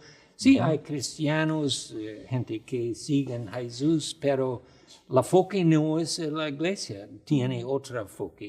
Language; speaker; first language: Spanish; non-native, fluent; English